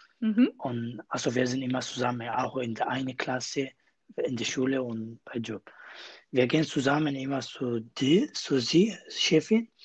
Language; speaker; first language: German; non-native, learner; Kurdish